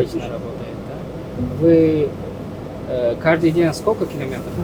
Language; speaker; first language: Russian; non-native, local second language; Kazakh